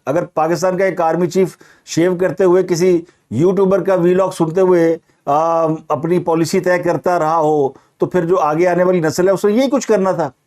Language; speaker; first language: Urdu; non-native, local second language; Punjabi